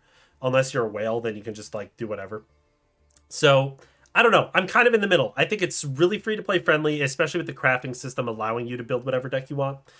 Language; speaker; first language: English; native; English